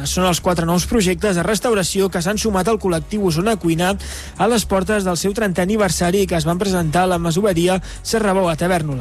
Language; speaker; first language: Catalan; native; Catalan